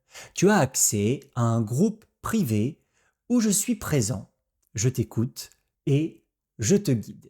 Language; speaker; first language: French; native; French